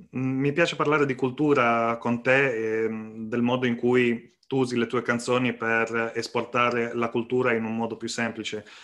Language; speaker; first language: Italian; native; Italian